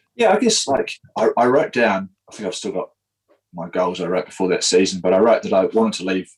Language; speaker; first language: English; native; English